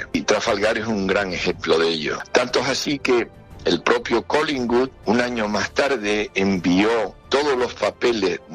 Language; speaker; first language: Spanish; native; Spanish